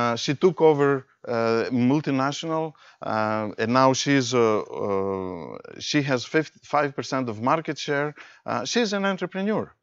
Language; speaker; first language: English; non-native, fluent; Greek